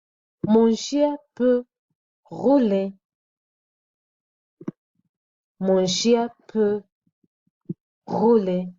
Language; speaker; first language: French; non-native, fluent; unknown